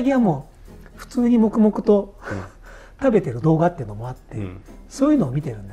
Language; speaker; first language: Japanese; native; Japanese